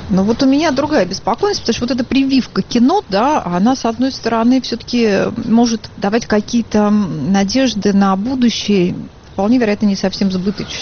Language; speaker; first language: Russian; native; Russian